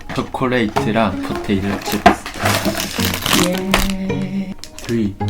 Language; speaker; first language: Korean; non-native, learner; Japanese